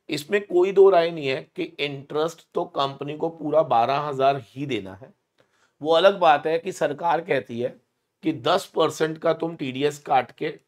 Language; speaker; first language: Hindi; native; Hindi